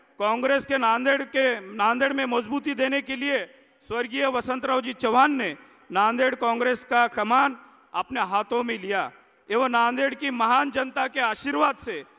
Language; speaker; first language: Hindi; non-native, local second language; Marathi